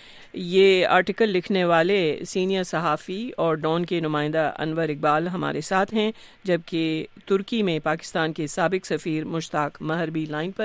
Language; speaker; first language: Urdu; native; Urdu